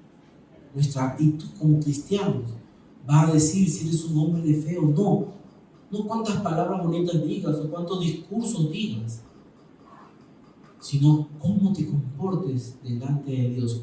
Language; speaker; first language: Spanish; native; Spanish